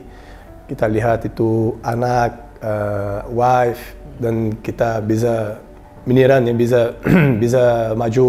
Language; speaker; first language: Indonesian; non-native, learner; Portuguese